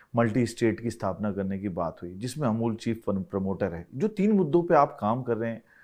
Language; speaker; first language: Hindi; native; Hindi